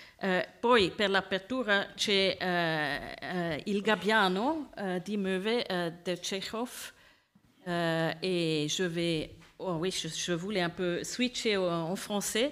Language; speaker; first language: Italian; non-native, learner; Swiss German